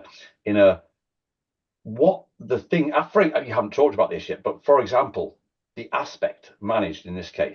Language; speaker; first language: English; native; English